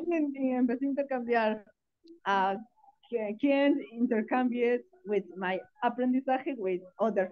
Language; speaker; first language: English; non-native, learner; Spanish